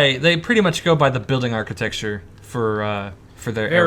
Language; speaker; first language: English; native; English